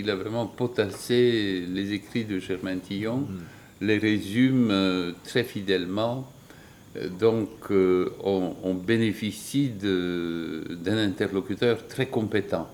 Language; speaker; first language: French; non-native, fluent; Bulgarian